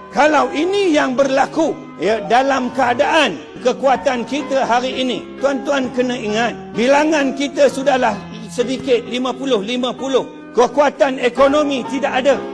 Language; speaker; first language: Malay; non-native, local second language; Chinese